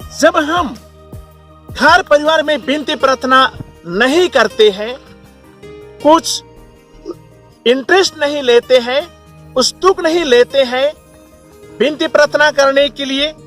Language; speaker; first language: Hindi; non-native, local second language; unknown